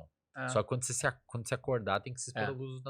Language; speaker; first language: Portuguese; native; Portuguese